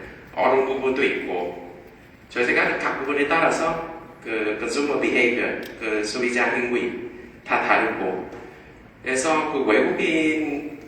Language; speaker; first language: Korean; non-native, fluent; Vietnamese